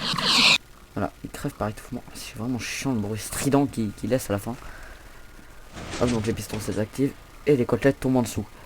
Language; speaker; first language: French; native; French